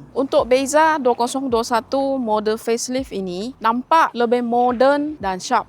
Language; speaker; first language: Malay; native; Malay